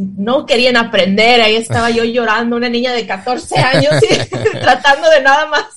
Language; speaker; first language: Spanish; native; Spanish